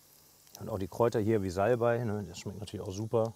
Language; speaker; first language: German; native; German